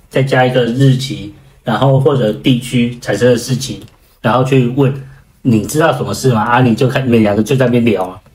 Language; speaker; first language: Chinese; native; Chinese